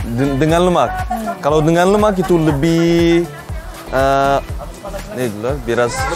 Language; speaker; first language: Indonesian; non-native, fluent; Turkish